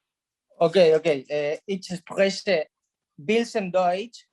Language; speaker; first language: German; non-native, learner; Spanish